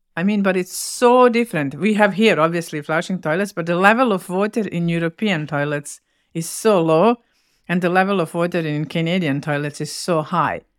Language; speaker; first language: English; non-native, fluent; Bosnian